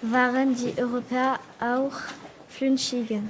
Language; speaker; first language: German; non-native, learner; French